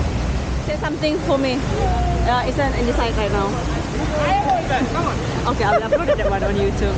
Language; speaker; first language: English; non-native, learner; Indonesian